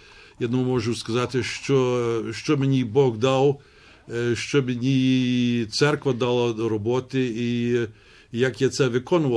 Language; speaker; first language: Ukrainian; early bilingual, heritage; Ukrainian